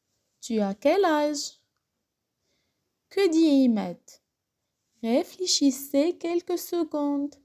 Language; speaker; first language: French; non-native, local second language; Arabic